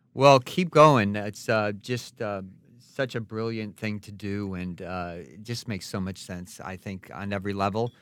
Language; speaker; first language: English; native; English